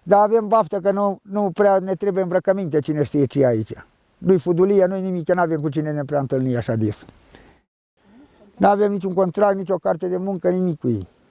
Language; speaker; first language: Romanian; native; Romanian